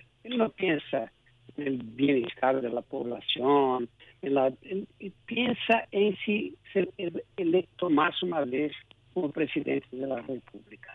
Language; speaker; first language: Spanish; non-native, local second language; Portuguese